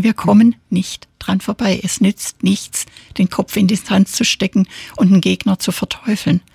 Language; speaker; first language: German; native; German